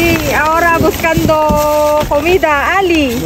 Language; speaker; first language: Spanish; non-native, learner; Filipino